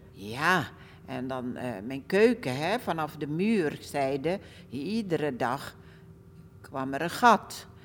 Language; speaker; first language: Dutch; early bilingual, other home language; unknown